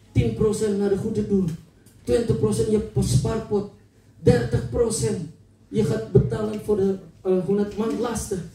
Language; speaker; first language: Dutch; non-native, learner; Indonesian